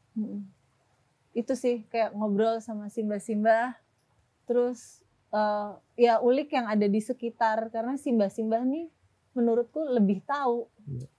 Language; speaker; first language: Indonesian; native; Indonesian